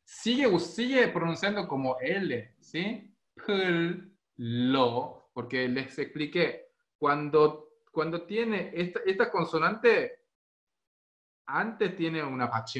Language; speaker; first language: Spanish; non-native, fluent; Korean